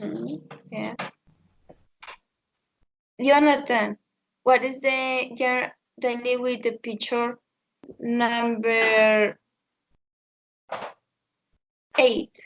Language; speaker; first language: English; non-native, fluent; Spanish